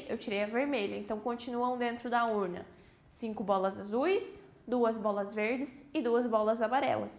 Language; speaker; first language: Portuguese; native; Portuguese